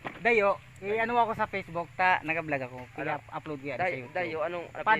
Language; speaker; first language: Filipino; non-native, local second language; Bikol